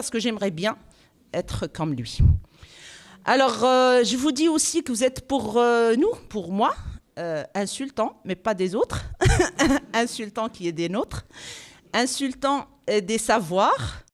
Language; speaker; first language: French; non-native, local second language; Arabic